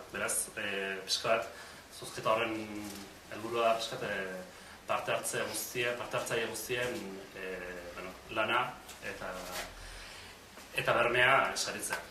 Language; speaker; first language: Basque; native; Basque